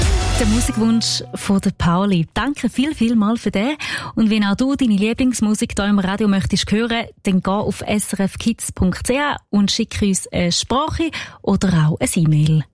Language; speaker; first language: German; native; German